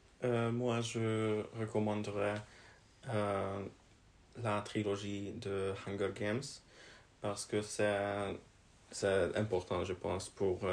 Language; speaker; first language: French; non-native, learner; Hungarian